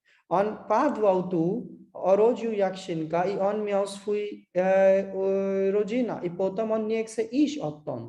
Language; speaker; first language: Polish; non-native, learner; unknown